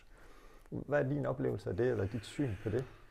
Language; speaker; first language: Danish; native; Danish